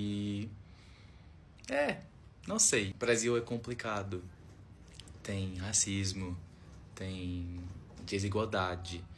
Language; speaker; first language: Portuguese; non-native, fluent; English